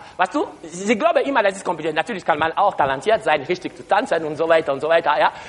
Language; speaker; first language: German; non-native, learner; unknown